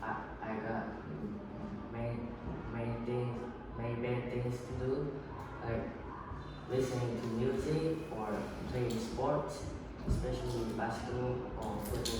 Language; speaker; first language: English; non-native, learner; Vietnamese